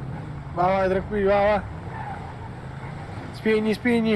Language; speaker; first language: Italian; native; Italian